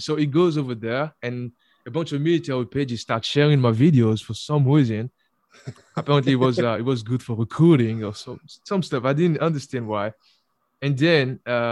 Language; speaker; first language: English; non-native, fluent; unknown